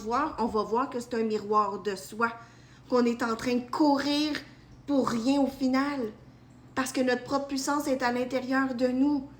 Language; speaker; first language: French; native; French